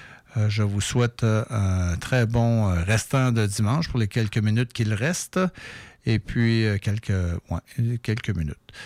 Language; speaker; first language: French; native; French